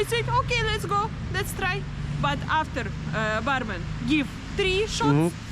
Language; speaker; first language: English; non-native, learner; Russian